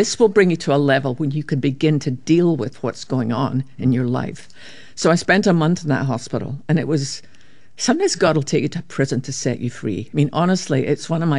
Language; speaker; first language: English; native; English